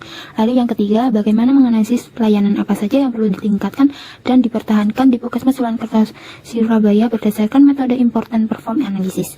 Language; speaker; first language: Indonesian; native; Indonesian